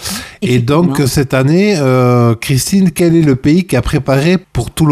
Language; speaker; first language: French; native; French